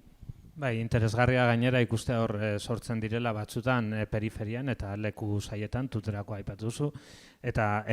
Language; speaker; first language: Basque; native; Basque